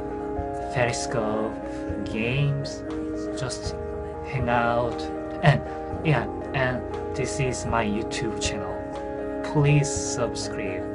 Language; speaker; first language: English; non-native, learner; Korean